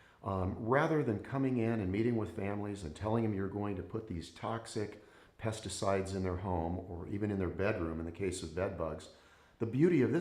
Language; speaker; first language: English; native; English